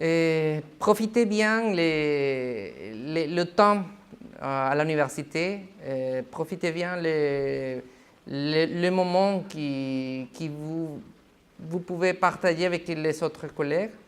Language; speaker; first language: French; non-native, fluent; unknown